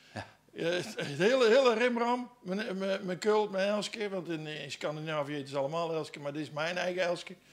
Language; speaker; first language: Dutch; native; Dutch